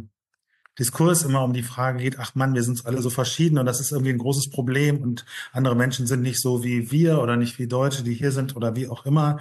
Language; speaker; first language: German; native; German